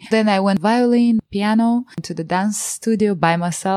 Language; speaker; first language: English; non-native, fluent; Romanian